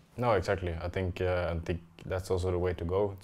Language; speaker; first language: English; non-native, fluent; Norwegian